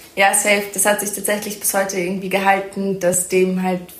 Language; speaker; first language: German; early bilingual, other home language; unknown